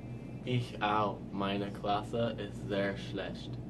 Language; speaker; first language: German; non-native, learner; English